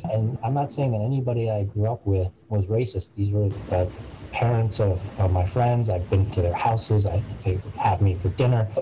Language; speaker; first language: English; native; English